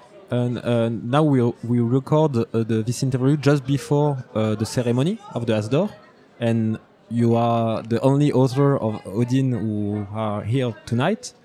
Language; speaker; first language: English; non-native, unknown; French